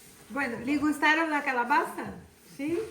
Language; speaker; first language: Spanish; non-native, fluent; Portuguese